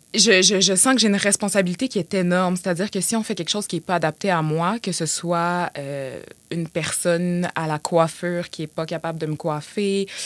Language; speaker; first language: French; native; French